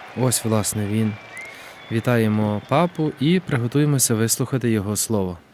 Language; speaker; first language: Ukrainian; native; Ukrainian